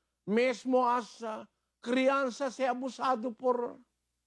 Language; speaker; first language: Portuguese; non-native, learner; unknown